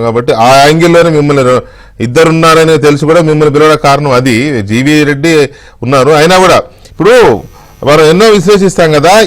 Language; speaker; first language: Telugu; native; Telugu